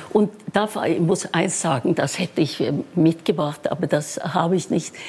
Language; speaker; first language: German; non-native, fluent; Norwegian